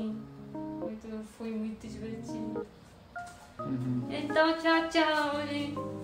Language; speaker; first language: Portuguese; non-native, learner; Korean